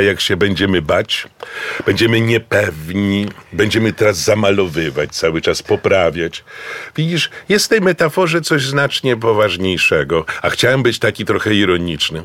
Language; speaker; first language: Polish; native; Polish